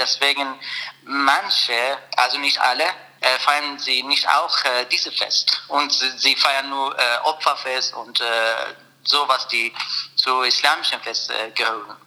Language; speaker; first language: German; non-native, learner; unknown